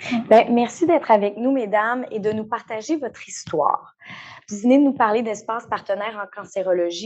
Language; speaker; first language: French; native; French